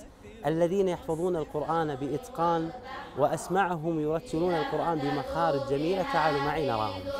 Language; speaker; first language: Arabic; native; Arabic